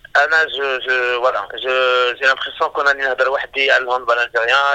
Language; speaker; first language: French; non-native, local second language; Arabic